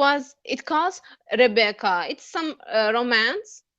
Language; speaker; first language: English; non-native, learner; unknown